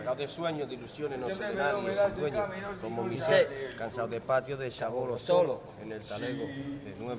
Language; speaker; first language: Spanish; native; Spanish